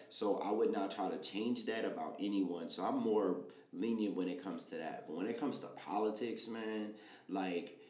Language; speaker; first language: English; native; English